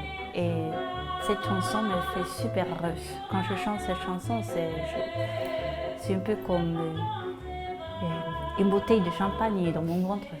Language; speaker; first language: French; non-native, fluent; Swedish